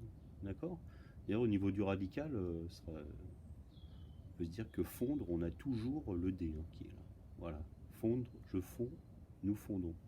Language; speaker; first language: French; native; French